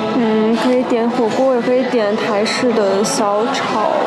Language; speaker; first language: Chinese; native; Chinese